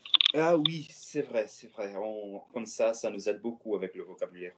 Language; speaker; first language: French; non-native, fluent; Portuguese